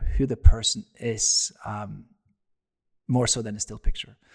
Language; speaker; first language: English; non-native, fluent; Norwegian